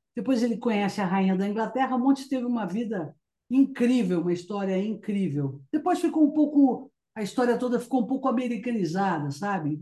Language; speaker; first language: Portuguese; native; Portuguese